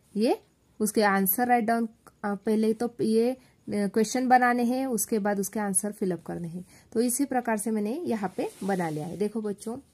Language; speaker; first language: Hindi; non-native, local second language; Marathi